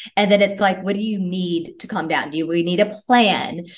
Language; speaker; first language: English; native; English